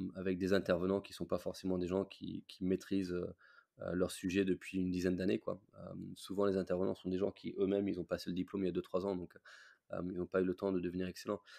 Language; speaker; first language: French; non-native, fluent; English